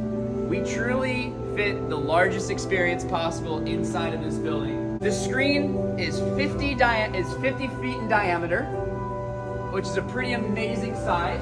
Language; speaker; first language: English; native; English